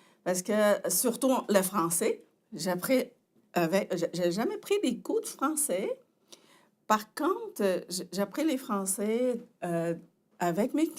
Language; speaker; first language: French; non-native, fluent; Chinese